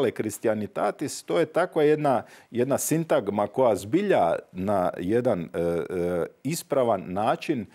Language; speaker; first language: Croatian; native; Croatian